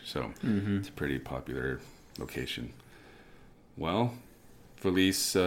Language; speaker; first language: English; native; English